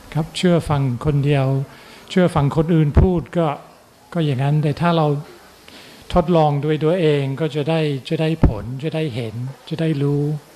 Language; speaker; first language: Thai; non-native, fluent; English